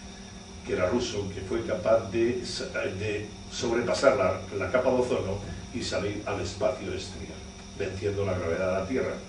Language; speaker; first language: Spanish; native; Spanish